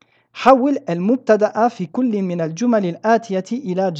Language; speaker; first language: Arabic; non-native, fluent; French